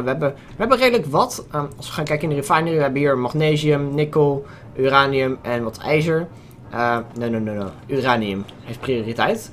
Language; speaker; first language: Dutch; native; Dutch